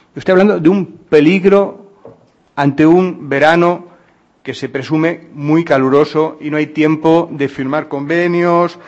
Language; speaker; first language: Spanish; non-native, local second language; Catalan